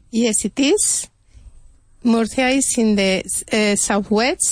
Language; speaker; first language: English; non-native, learner; Spanish